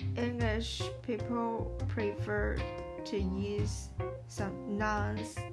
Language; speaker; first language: English; non-native, fluent; Chinese